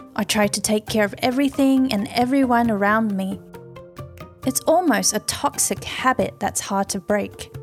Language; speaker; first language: English; early bilingual, other home language; Chinese